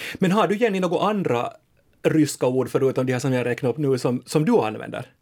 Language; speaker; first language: Swedish; native; Swedish